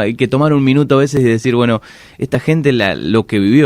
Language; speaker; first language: Spanish; native; Spanish